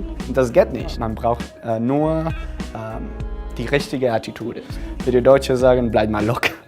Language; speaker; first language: German; non-native, fluent; Spanish